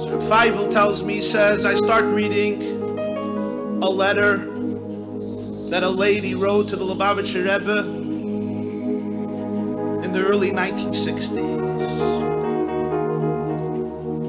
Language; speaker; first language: English; native; English